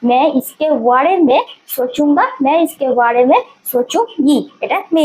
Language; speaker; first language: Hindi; non-native, fluent; Bangla